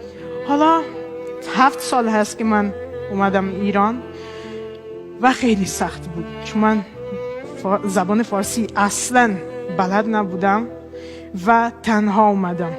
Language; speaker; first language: Persian; non-native, fluent; Portuguese